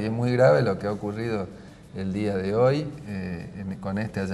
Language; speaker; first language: Spanish; native; Spanish